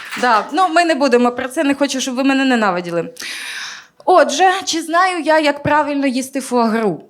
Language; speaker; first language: Ukrainian; native; Ukrainian